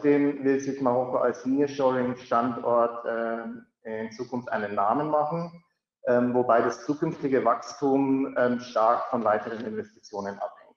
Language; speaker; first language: German; native; German